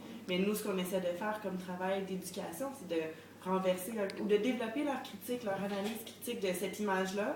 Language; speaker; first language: French; native; French